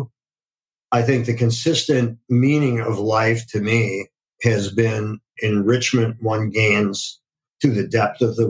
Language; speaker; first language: English; native; English